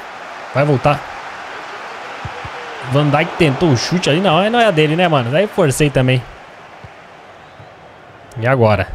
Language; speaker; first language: Portuguese; native; Portuguese